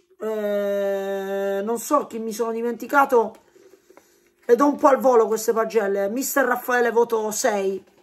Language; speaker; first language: Italian; native; Italian